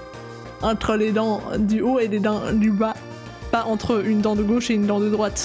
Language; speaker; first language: French; native; French